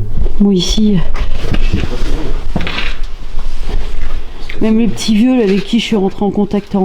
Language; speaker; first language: French; native; French